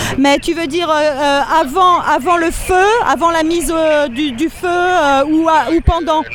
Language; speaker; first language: French; native; French